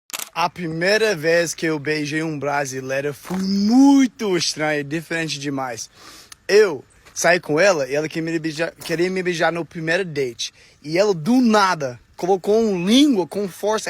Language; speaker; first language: Portuguese; non-native, learner; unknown